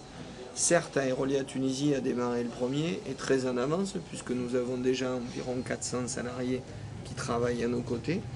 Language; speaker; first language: French; native; French